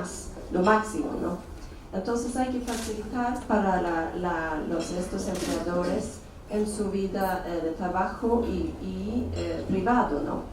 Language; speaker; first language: Spanish; non-native, fluent; Swedish